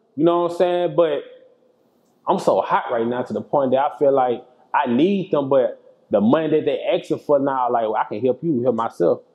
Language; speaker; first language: English; native; English